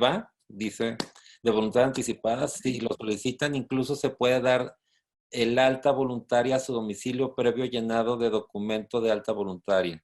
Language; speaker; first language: Spanish; native; Spanish